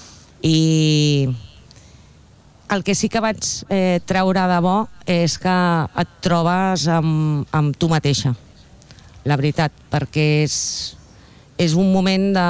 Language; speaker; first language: Catalan; non-native, local second language; Spanish